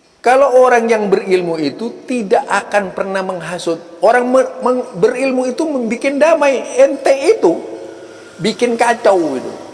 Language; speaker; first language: Indonesian; non-native, local second language; Madurese